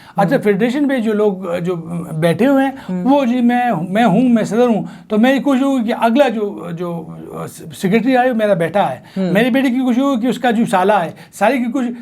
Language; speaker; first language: Urdu; non-native, local second language; Pashto